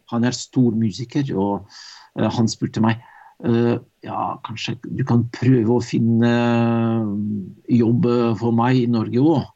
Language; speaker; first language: Norwegian; non-native, fluent; Russian